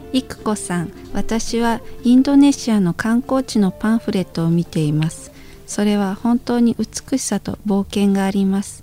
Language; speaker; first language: Japanese; non-native, fluent; Indonesian